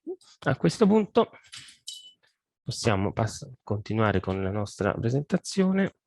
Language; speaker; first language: Italian; native; Italian